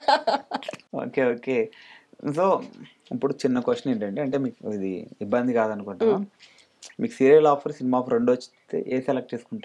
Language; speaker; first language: Telugu; native; Telugu